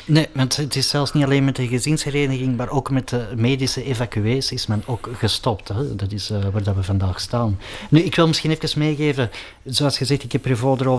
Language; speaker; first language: Dutch; native; Dutch